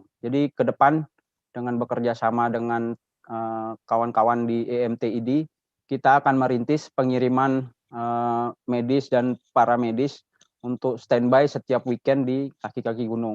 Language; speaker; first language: Indonesian; native; Indonesian